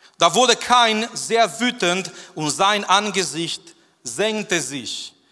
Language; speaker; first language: German; non-native, fluent; Romanian